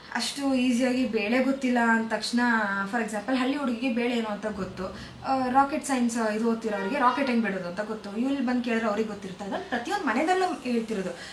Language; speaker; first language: Kannada; non-native, local second language; Malayalam